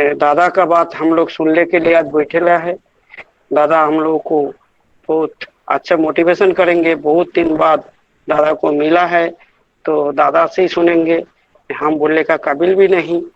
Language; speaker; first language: Hindi; non-native, local second language; Bangla